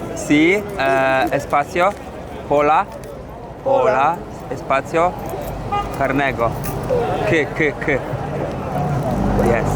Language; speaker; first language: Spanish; non-native, learner; Polish